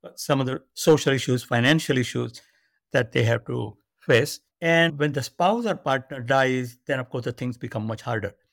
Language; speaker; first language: English; non-native, local second language; Marathi